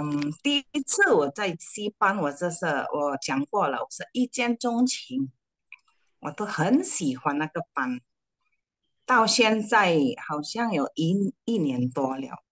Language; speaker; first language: Chinese; early bilingual, heritage; Chinese